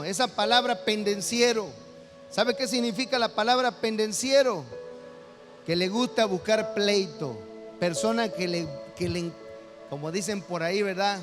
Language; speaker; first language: Spanish; native; Spanish